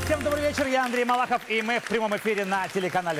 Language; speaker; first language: Russian; native; Russian